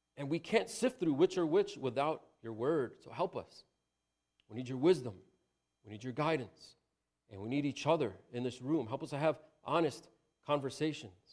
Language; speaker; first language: English; native; English